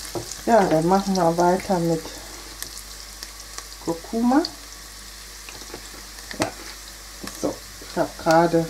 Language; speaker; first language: German; non-native, fluent; Akan